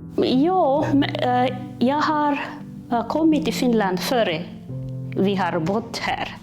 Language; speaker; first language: Swedish; non-native, learner; Malagasy